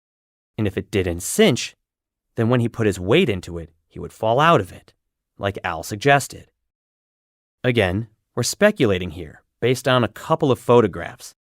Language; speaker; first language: English; native; English